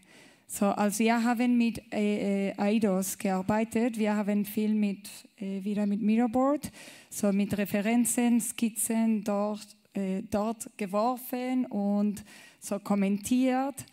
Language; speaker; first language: German; non-native, learner; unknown